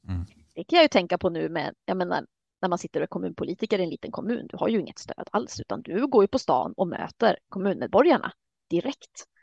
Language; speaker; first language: Swedish; native; Swedish